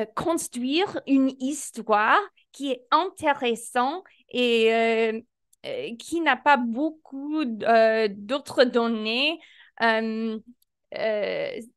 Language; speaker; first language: French; non-native, fluent; English